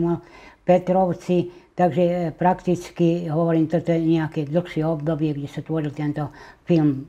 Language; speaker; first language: Slovak; native; Slovak